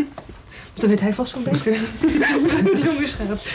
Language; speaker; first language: Dutch; native; Dutch